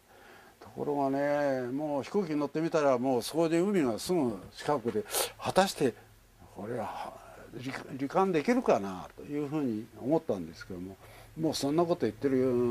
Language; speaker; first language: Japanese; native; Japanese